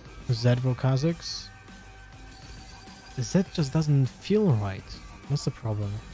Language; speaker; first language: English; non-native, fluent; Polish